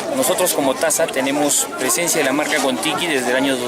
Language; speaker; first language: Spanish; native; Spanish